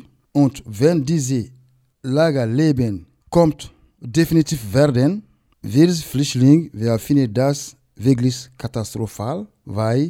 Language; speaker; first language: German; non-native, learner; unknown